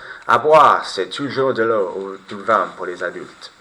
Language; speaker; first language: French; non-native, fluent; English